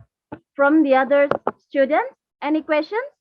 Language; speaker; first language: English; non-native, learner; Indonesian